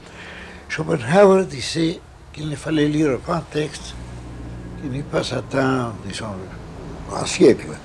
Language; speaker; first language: French; non-native, fluent; Spanish